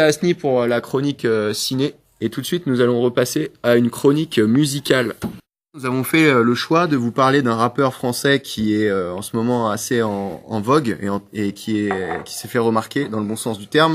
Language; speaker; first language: French; native; French